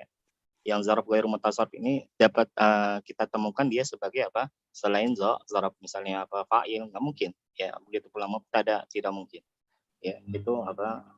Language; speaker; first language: Indonesian; native; Indonesian